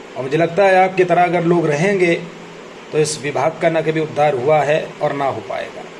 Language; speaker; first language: Hindi; native; Hindi